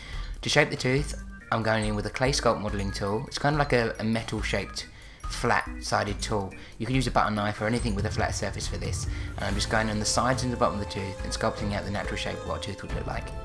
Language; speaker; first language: English; native; English